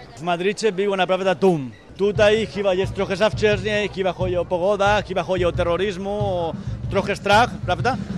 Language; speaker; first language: Polish; non-native, fluent; Spanish